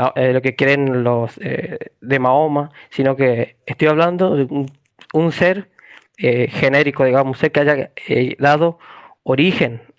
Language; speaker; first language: Spanish; native; Spanish